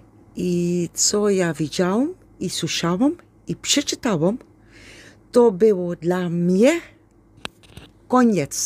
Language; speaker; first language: Polish; non-native, learner; Dutch